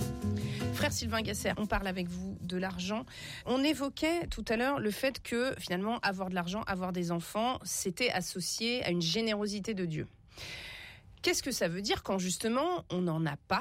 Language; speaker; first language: French; native; French